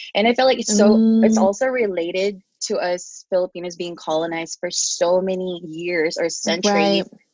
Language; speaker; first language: English; non-native, local second language; Filipino